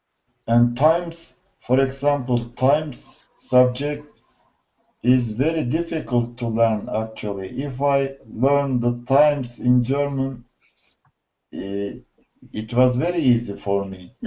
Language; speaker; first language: English; non-native, learner; Turkish